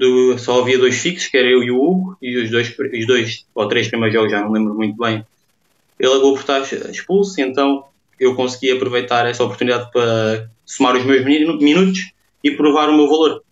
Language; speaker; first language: Portuguese; native; Portuguese